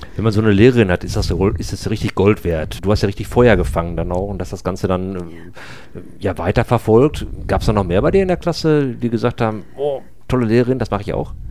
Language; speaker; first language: German; native; German